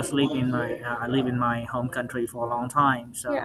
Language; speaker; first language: English; non-native, learner; Vietnamese